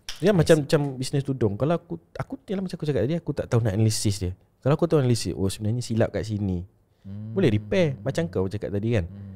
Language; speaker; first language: Malay; native; Malay